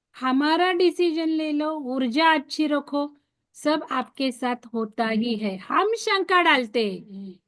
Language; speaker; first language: Hindi; non-native, local second language; Marathi